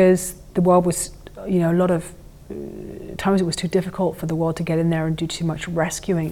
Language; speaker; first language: English; native; English